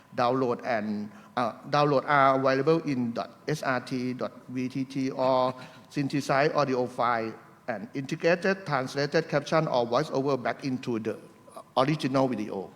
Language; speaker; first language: English; non-native, fluent; Thai